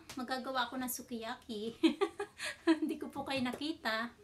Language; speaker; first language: Filipino; native; Filipino